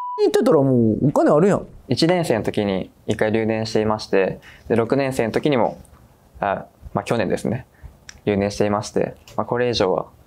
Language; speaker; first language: Japanese; native; Japanese